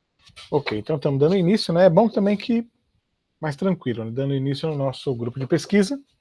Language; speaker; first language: Portuguese; native; Portuguese